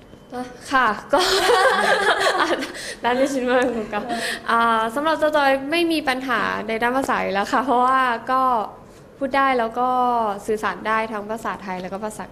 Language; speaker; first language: Thai; native; Thai